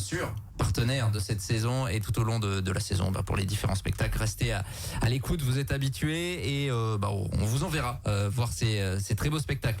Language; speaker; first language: French; native; French